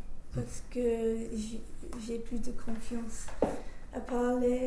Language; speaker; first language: French; non-native, fluent; English